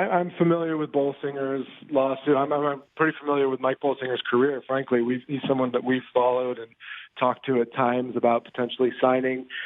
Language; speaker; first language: English; native; English